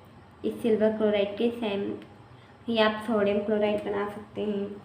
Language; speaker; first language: Hindi; native; Hindi